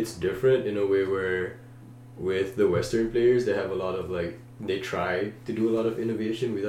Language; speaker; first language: English; non-native, local second language; Malay